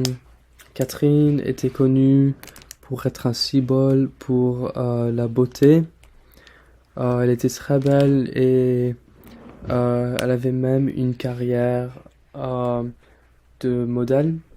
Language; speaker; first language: French; non-native, learner; English